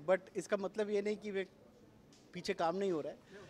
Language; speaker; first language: Hindi; non-native, local second language; Bangla